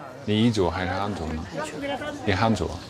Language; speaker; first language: Chinese; non-native, fluent; Dutch